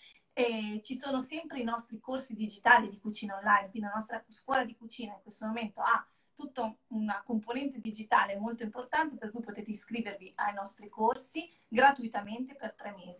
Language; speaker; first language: Italian; native; Italian